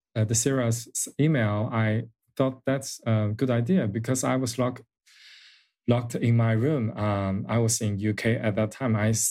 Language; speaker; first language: English; non-native, fluent; Chinese